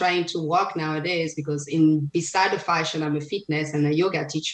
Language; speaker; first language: English; non-native, fluent; French